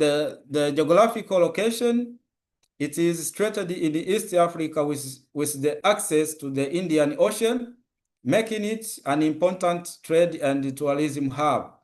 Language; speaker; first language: English; non-native, local second language; Swahili